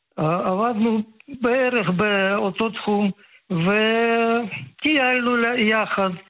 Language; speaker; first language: Hebrew; non-native, fluent; Russian